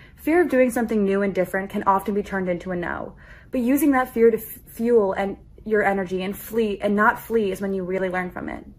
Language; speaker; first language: English; native; English